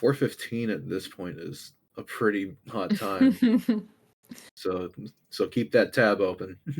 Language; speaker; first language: English; native; English